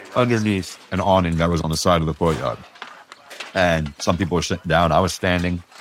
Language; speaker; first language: English; early bilingual, other home language; Spanish